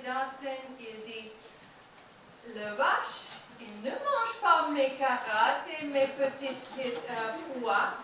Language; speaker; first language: French; non-native, learner; English